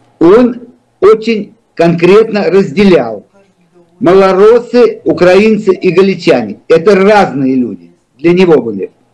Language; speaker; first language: Russian; native; Russian